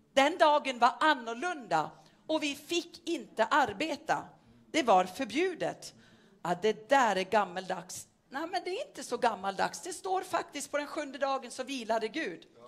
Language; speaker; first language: Swedish; non-native, fluent; Norwegian